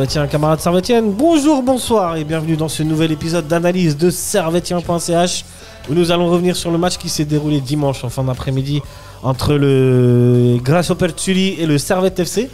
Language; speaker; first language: French; native; French